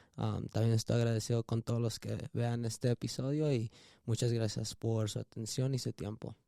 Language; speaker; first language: Spanish; early bilingual, heritage; Spanish